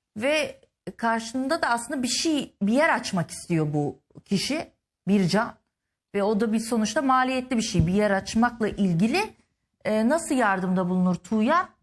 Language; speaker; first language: Turkish; native; Turkish